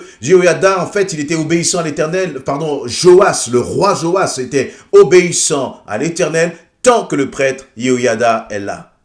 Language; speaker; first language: French; native; French